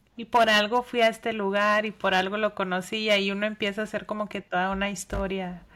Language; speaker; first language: Spanish; native; Spanish